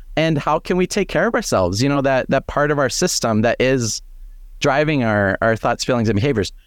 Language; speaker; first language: English; native; English